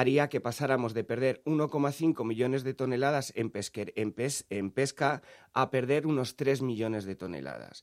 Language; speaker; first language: Spanish; native; Spanish